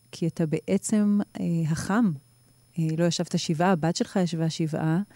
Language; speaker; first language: Hebrew; native; Hebrew